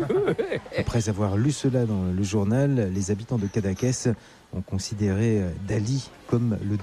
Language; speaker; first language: French; native; French